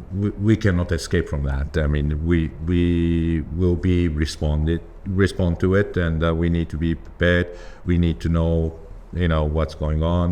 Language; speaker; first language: English; non-native, fluent; Japanese